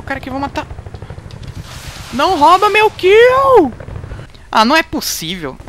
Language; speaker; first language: Portuguese; native; Portuguese